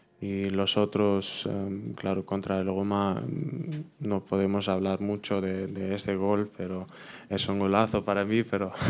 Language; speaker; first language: Spanish; non-native, fluent; German